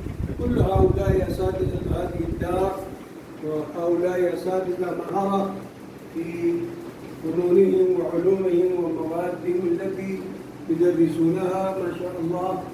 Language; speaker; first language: Arabic; non-native, fluent; Urdu